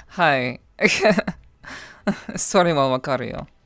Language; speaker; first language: Japanese; non-native, learner; English